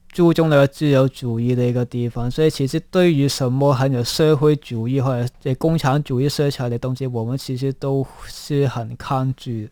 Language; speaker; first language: Chinese; non-native, local second language; Cantonese